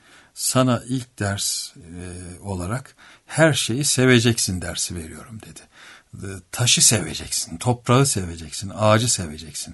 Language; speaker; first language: Turkish; native; Turkish